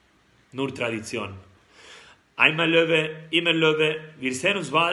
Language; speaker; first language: German; non-native, learner; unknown